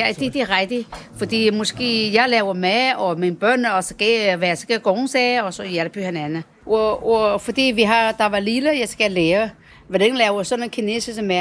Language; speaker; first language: Danish; non-native, learner; Chinese